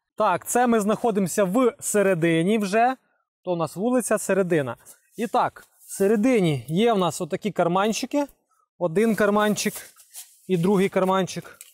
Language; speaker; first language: Ukrainian; non-native, local second language; Russian